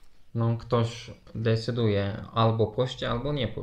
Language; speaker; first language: Polish; non-native, learner; Turkish